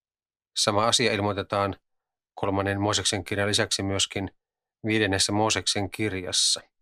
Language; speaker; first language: Finnish; native; Finnish